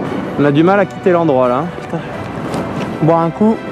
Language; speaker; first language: French; native; French